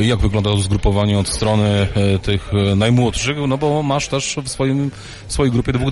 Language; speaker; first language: Polish; native; Polish